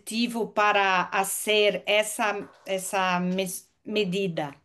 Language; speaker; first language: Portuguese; non-native, learner; Spanish